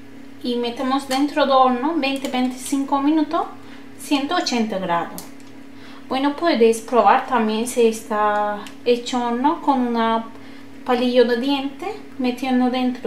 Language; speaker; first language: Spanish; non-native, learner; Turkish